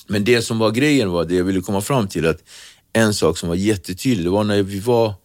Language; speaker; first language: Swedish; early bilingual, other home language; Kabuverdianu